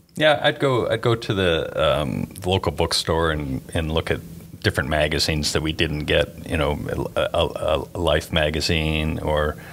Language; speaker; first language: English; native; English